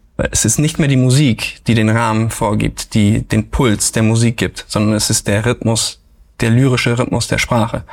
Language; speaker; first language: German; native; German